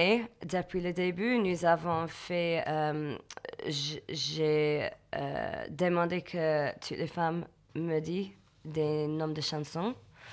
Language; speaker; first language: French; non-native, learner; English